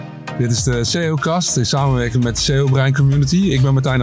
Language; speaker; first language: Dutch; native; Dutch